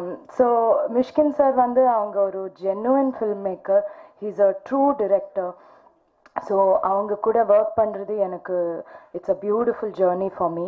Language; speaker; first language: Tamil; non-native, fluent; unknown